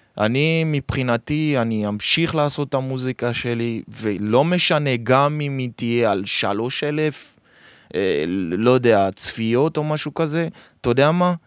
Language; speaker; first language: Hebrew; early bilingual, other home language; French